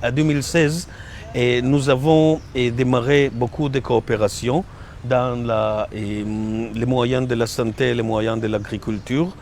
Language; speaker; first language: French; non-native, learner; Hebrew